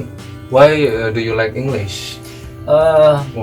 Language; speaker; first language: English; non-native, learner; Indonesian